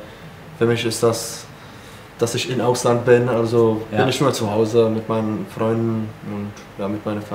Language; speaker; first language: German; non-native, fluent; Czech